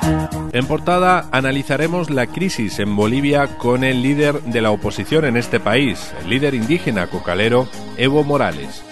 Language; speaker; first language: Spanish; native; Spanish